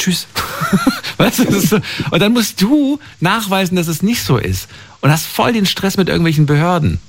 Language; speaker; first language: German; native; German